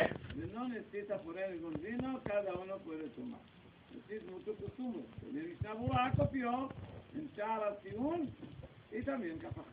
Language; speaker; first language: Spanish; non-native, learner; Hebrew